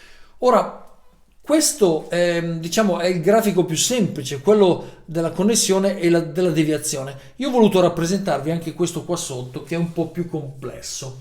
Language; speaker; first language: Italian; native; Italian